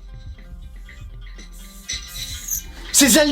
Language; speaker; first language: French; native; French